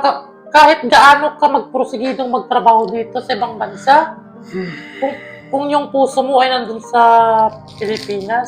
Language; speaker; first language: Filipino; non-native, local second language; Iloko